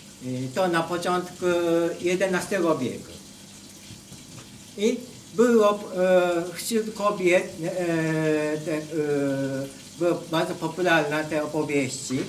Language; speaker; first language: Polish; non-native, learner; Japanese